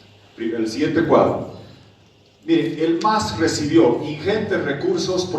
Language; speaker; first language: Spanish; native; Spanish